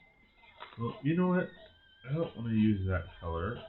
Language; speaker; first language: English; native; English